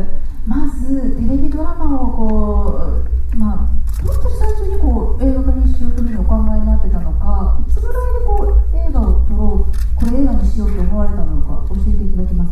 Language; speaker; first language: Japanese; native; Japanese